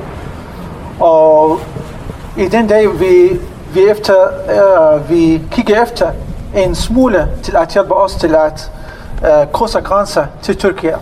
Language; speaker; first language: Danish; non-native, learner; Arabic